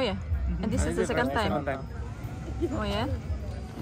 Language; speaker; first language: English; non-native, learner; Indonesian